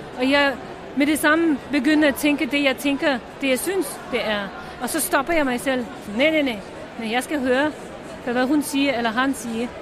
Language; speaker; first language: Danish; non-native, fluent; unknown